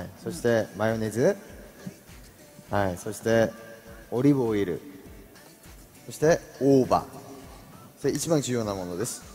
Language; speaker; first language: Japanese; non-native, fluent; Korean